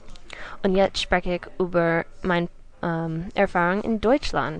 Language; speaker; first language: German; non-native, learner; English